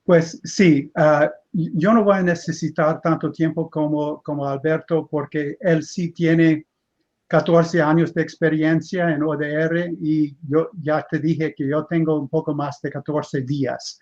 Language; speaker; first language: Spanish; non-native, fluent; English